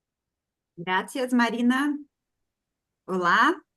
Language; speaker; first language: Spanish; non-native, fluent; Portuguese